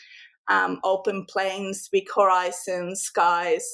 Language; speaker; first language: English; non-native, fluent; Spanish